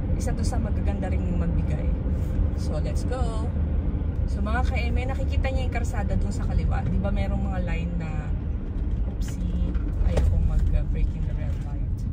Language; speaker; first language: Filipino; native; Filipino